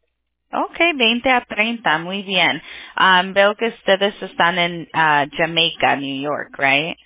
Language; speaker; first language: Spanish; early bilingual, heritage; Spanish